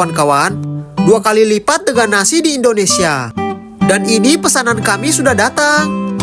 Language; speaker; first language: Indonesian; native; Indonesian